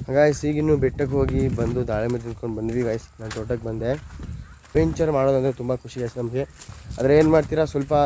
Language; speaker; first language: Kannada; non-native, local second language; Lambadi